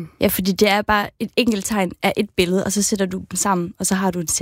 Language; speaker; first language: Danish; native; Danish